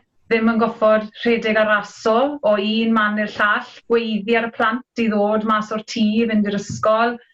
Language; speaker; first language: Welsh; native; Welsh